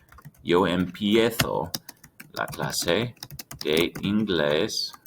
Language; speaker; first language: Spanish; non-native, fluent; English